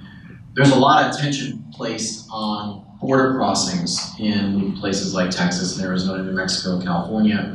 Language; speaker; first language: English; native; English